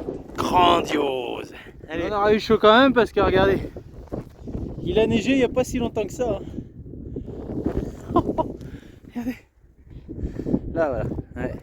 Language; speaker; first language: French; native; French